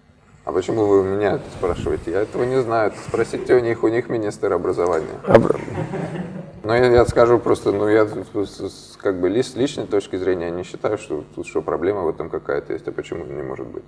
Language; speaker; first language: Russian; native; Russian